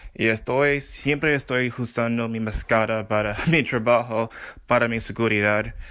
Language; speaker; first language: Spanish; non-native, learner; English